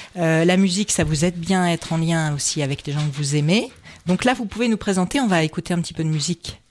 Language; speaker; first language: French; native; French